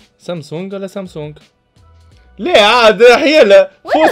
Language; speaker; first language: Arabic; native; Arabic